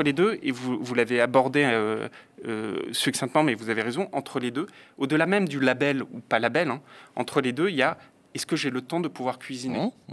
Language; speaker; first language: French; native; French